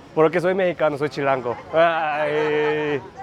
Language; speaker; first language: Spanish; non-native, learner; Korean